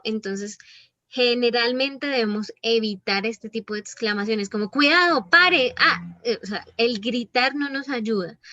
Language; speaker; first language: Spanish; native; Spanish